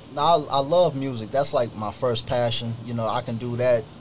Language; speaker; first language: English; native; English